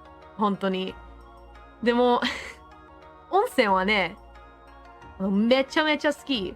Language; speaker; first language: Japanese; non-native, learner; English